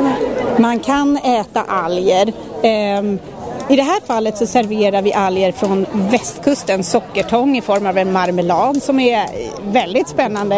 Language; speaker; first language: Swedish; native; Swedish